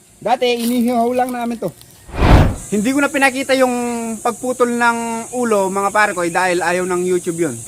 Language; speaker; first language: Filipino; non-native, local second language; Pampanga